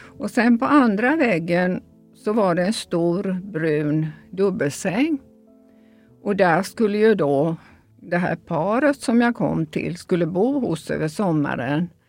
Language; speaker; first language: Swedish; early bilingual, other home language; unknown